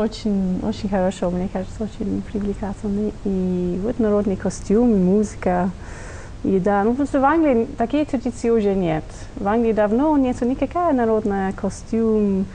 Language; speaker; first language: Russian; non-native, fluent; English